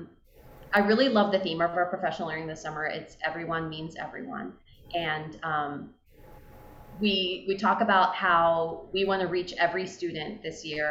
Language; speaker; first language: English; native; English